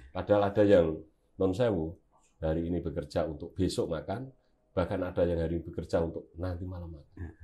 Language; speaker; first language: Indonesian; native; Indonesian